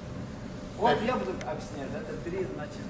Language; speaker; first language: Russian; non-native, learner; Chinese